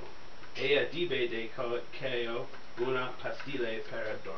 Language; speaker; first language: Spanish; non-native, learner; English